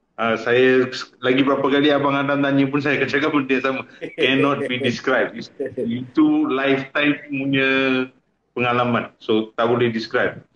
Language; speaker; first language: Malay; non-native, local second language; Tamil